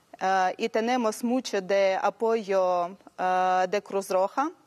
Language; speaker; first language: Spanish; non-native, learner; Ukrainian